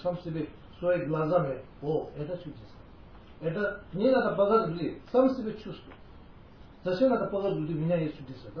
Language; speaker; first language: Russian; non-native, learner; Tibetan